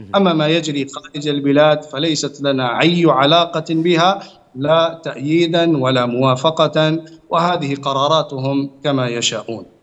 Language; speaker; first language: Arabic; non-native, fluent; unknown